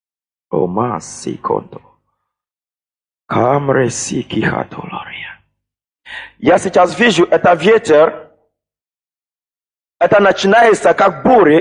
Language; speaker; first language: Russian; non-native, fluent; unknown